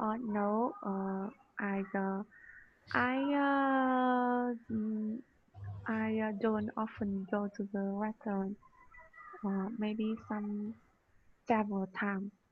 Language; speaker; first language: English; non-native, learner; Vietnamese